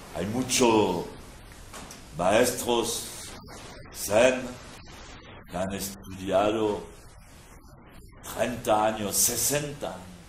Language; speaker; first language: Spanish; non-native, fluent; French